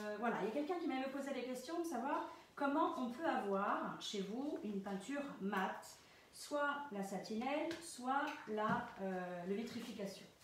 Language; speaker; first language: French; native; French